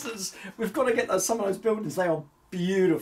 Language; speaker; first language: English; native; English